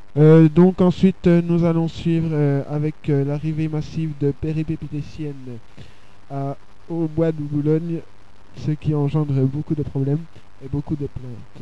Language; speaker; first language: French; native; French